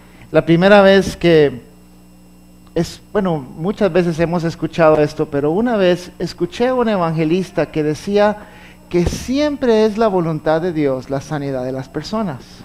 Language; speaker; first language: Spanish; native; Spanish